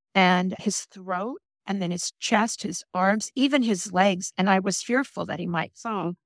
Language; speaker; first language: English; native; English